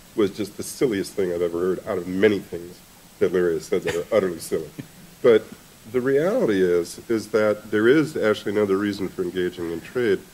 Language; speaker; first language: English; native; English